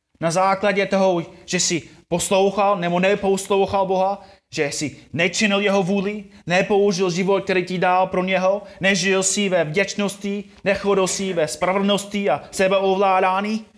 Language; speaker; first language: Czech; non-native, fluent; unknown